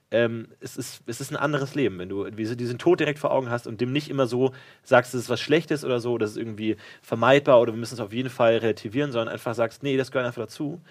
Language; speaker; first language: German; native; German